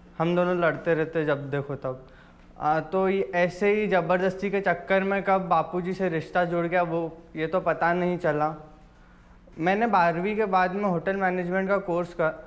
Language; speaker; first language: Hindi; native; Hindi